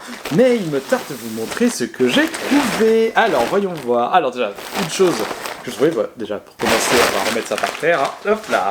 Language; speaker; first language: French; native; French